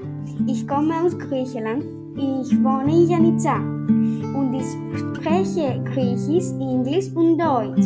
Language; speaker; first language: German; non-native, learner; Greek